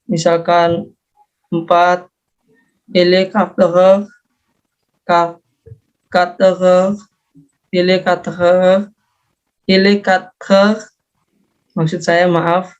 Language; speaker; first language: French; non-native, learner; Indonesian